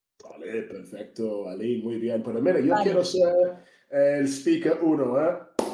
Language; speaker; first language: Spanish; non-native, fluent; English